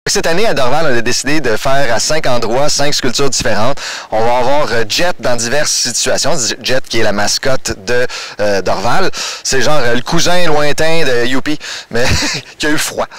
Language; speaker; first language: French; native; French